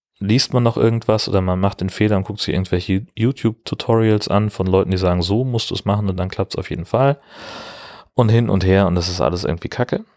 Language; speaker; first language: German; native; German